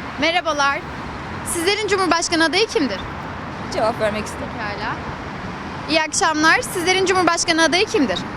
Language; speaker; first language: Turkish; native; Turkish